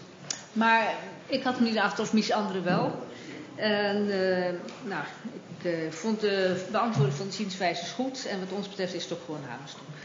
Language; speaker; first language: Dutch; native; Dutch